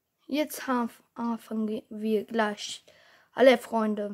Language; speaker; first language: German; non-native, learner; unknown